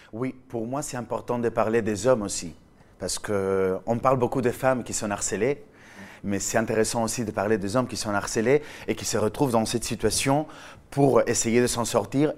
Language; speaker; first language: French; non-native, fluent; Spanish